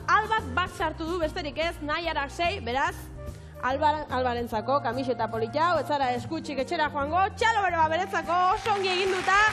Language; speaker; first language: Basque; native; Basque